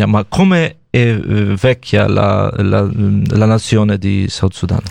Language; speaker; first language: Italian; non-native, fluent; Polish